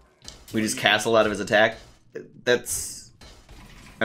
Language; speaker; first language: English; native; English